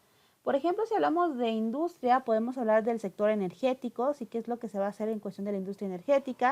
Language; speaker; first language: Spanish; native; Spanish